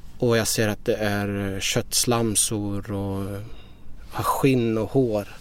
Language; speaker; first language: Swedish; early bilingual, other home language; Persian